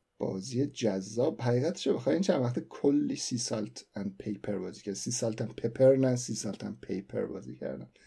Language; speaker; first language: Persian; native; Persian